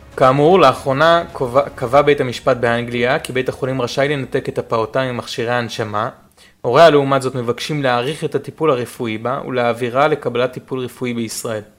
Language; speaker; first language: Hebrew; native; Hebrew